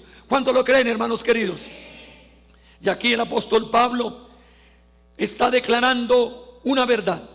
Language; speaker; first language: Spanish; native; Spanish